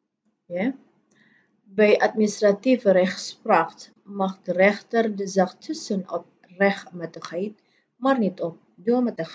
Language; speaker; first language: Dutch; non-native, fluent; Indonesian